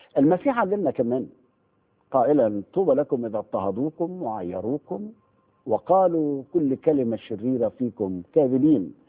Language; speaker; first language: Arabic; native; Arabic